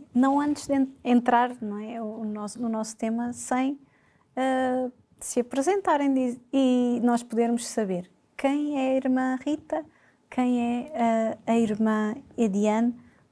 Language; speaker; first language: Portuguese; native; Portuguese